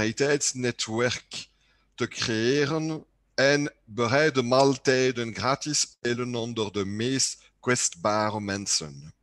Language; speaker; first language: Dutch; non-native, learner; French